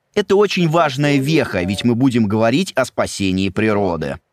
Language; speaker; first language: Russian; non-native, fluent; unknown